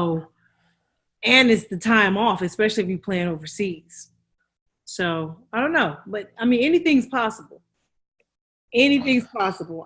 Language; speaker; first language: English; native; English